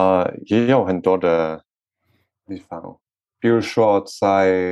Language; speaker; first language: Chinese; non-native, learner; French